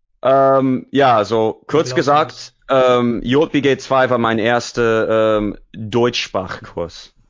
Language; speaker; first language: German; non-native, learner; English